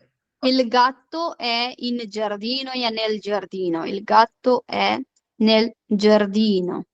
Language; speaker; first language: Italian; non-native, fluent; Urdu